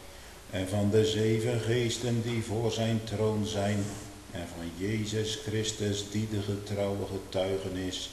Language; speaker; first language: Dutch; native; Dutch